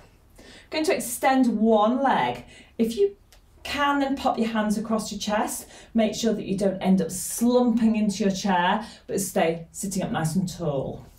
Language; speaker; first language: English; native; English